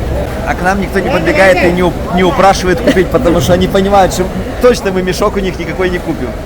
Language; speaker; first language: Russian; native; Russian